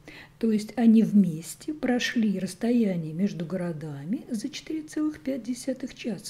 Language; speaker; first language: Russian; native; Russian